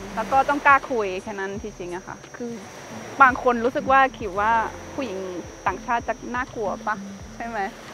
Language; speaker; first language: Thai; non-native, fluent; German